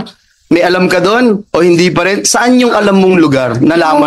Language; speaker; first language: Filipino; native; Filipino